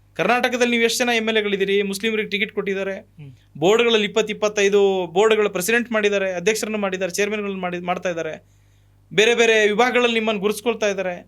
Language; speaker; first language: Kannada; native; Kannada